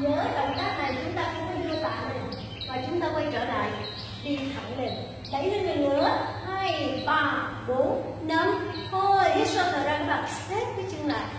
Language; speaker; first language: Vietnamese; native; Vietnamese